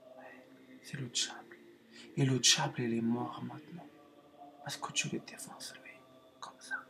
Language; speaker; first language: French; non-native, learner; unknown